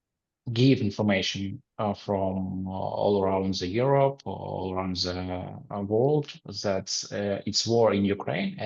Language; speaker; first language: English; non-native, learner; Ukrainian